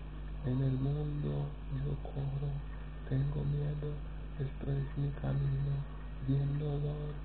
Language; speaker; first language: Spanish; non-native, learner; Romanian